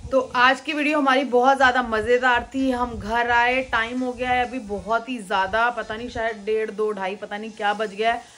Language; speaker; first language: Hindi; native; Hindi